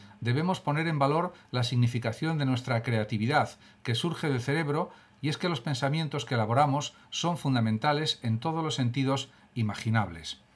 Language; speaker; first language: Spanish; native; Spanish